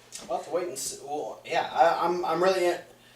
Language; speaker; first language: English; native; English